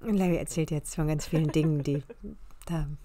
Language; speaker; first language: German; native; German